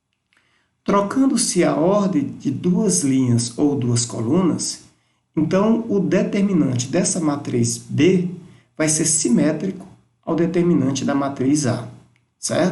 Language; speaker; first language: Portuguese; native; Portuguese